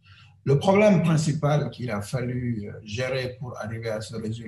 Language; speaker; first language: French; non-native, local second language; Wolof